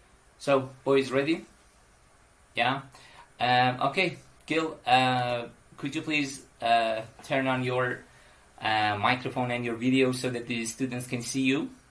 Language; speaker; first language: English; non-native, fluent; Persian